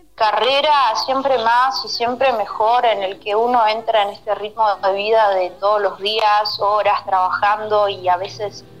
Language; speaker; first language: Spanish; native; Spanish